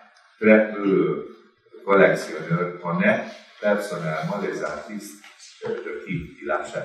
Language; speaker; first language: French; non-native, fluent; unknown